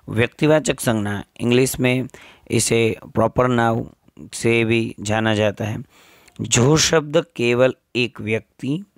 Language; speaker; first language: Hindi; non-native, local second language; Gujarati